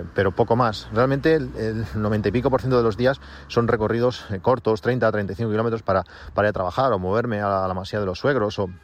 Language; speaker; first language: Spanish; native; Spanish